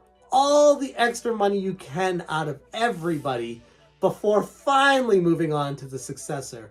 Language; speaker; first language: English; native; English